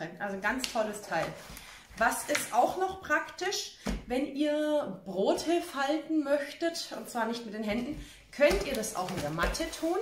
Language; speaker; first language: German; native; German